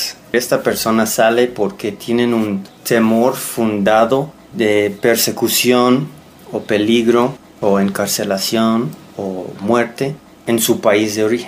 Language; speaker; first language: Spanish; non-native, fluent; English